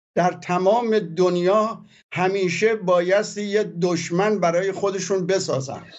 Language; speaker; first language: Persian; native; Persian